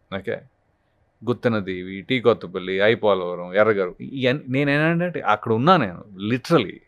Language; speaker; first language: Telugu; native; Telugu